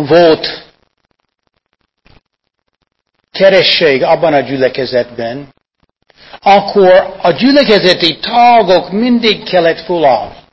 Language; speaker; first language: Hungarian; non-native, fluent; English